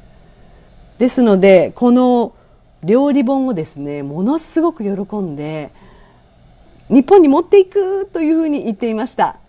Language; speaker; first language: Japanese; native; Japanese